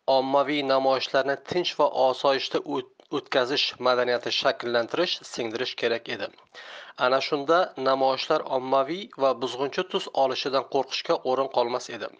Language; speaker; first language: Uzbek; native; Uzbek